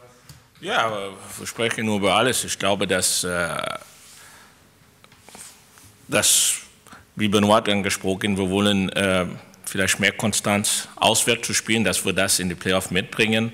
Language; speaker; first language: German; non-native, fluent; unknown